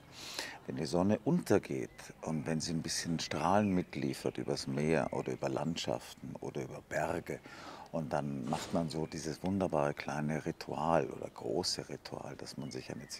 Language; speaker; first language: German; native; German